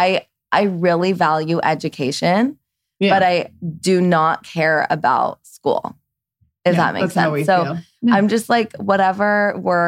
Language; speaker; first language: English; early bilingual, other home language; Persian